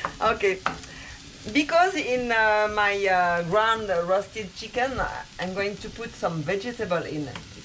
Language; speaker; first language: English; non-native, learner; French